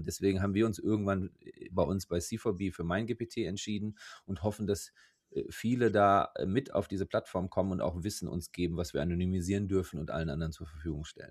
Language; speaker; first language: German; native; German